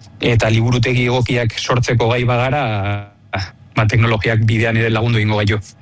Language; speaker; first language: Basque; native; Basque